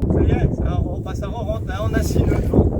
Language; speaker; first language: French; native; French